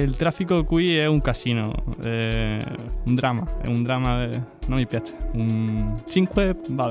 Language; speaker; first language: Italian; non-native, learner; Spanish